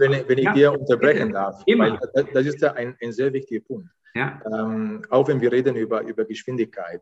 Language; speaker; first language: German; non-native, fluent; Italian